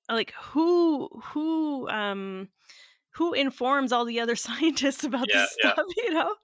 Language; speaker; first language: English; native; English